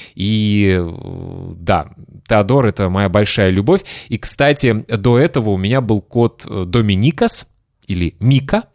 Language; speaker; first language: Russian; native; Russian